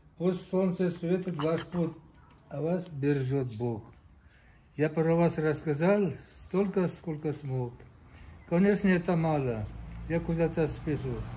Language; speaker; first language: Russian; non-native, local second language; Uzbek